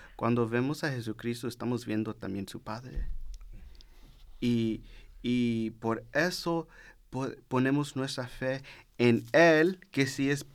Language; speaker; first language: Spanish; early bilingual, heritage; Spanish